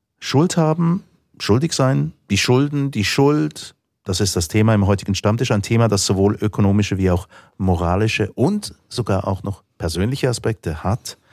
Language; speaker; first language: German; native; German